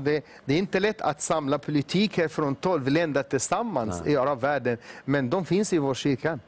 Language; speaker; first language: Swedish; non-native, fluent; Arabic